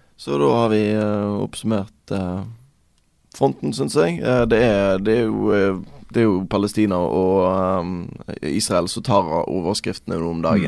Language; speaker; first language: Norwegian; native; Norwegian